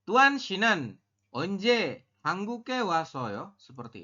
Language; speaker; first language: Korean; non-native, fluent; Indonesian